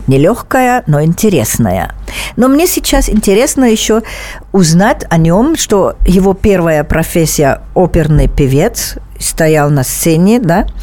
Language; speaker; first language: Russian; non-native, fluent; German